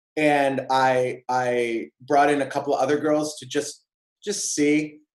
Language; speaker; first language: English; native; English